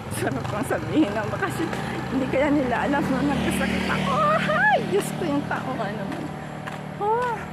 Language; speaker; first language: Filipino; non-native, local second language; Cebuano